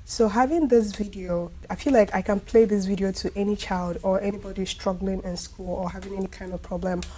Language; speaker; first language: English; non-native, local second language; Igbo